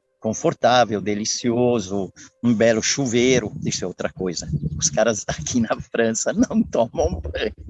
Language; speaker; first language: Portuguese; early bilingual, other home language; Italian